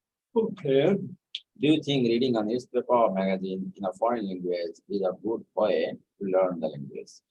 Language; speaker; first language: English; non-native, fluent; Bangla